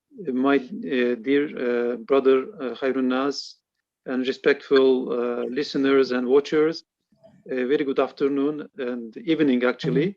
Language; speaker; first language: English; non-native, fluent; Turkish